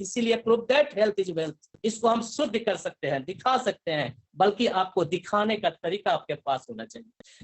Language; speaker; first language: Hindi; native; Hindi